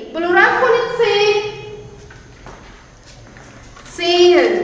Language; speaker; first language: German; non-native, fluent; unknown